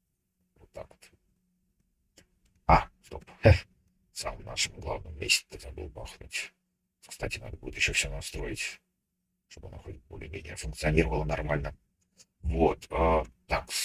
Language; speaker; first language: Russian; native; Russian